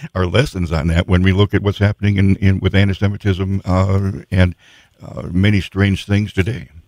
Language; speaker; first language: English; native; English